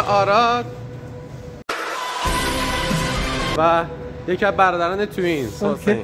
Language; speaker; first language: Persian; native; Persian